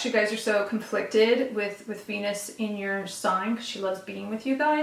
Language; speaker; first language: English; native; English